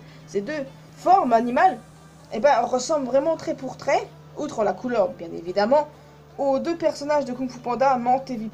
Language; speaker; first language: French; native; French